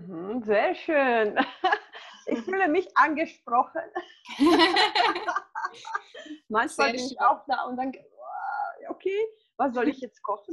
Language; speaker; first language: German; non-native, fluent; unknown